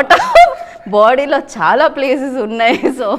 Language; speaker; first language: Telugu; native; Telugu